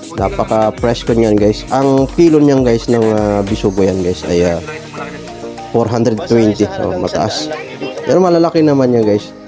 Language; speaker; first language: Filipino; non-native, local second language; Cebuano